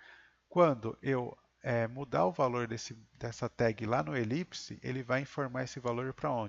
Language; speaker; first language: Portuguese; native; Portuguese